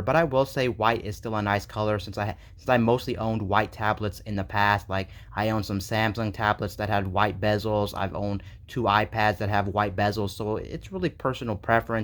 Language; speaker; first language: English; native; English